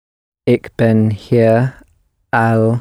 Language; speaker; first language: Dutch; non-native, learner; English